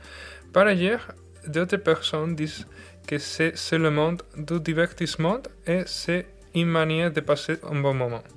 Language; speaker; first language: French; non-native, learner; Spanish